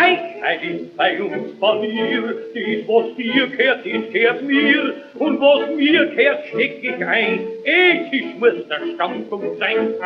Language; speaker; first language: German; native; German